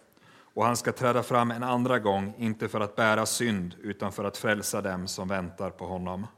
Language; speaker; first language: Swedish; native; Swedish